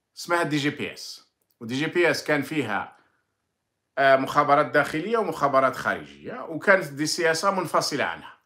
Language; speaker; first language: Arabic; native; Arabic